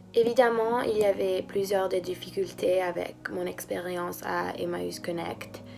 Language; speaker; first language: French; non-native, fluent; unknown